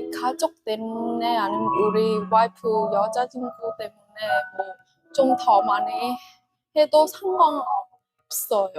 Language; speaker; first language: Korean; non-native, learner; Vietnamese